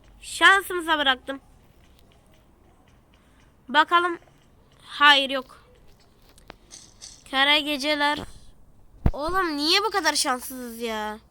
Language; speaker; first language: Turkish; native; Turkish